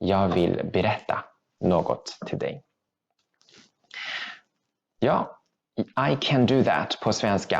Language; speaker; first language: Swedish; non-native, fluent; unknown